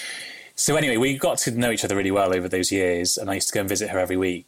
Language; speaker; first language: English; native; English